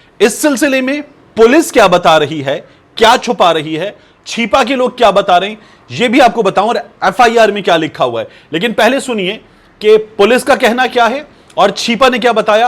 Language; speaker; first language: Urdu; native; Urdu